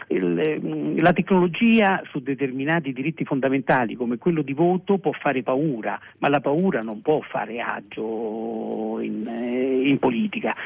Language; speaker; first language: Italian; native; Italian